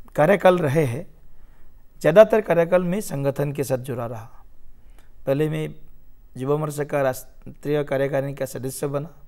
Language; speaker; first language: Hindi; non-native, local second language; Assamese